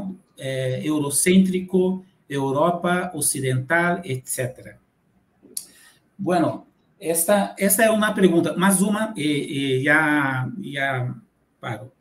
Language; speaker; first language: Spanish; non-native, fluent; Portuguese